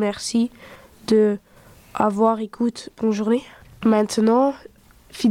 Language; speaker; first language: French; early bilingual, other home language; Dutch